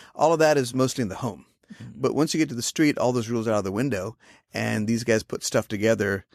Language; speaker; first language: English; non-native, local second language; Hindi